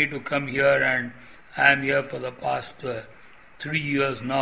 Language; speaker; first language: English; non-native, local second language; Tamil